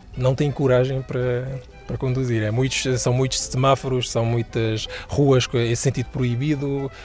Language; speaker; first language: Portuguese; non-native, local second language; Kabuverdianu